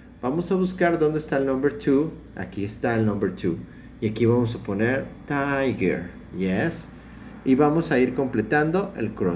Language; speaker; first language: Spanish; native; Spanish